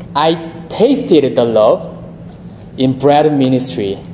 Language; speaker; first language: English; non-native, fluent; Korean